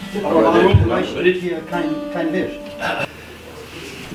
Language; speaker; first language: German; non-native, fluent; English